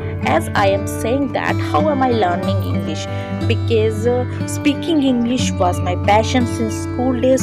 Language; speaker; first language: English; non-native, learner; Hindi